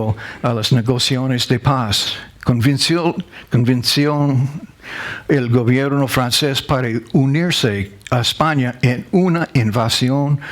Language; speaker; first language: Spanish; non-native, learner; English